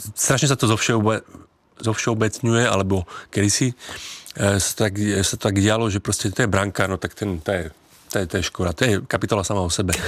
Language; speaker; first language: Slovak; native; Slovak